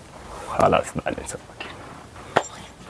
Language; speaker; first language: Arabic; non-native, learner; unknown